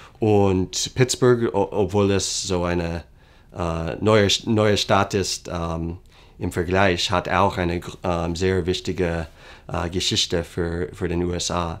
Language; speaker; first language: German; non-native, fluent; English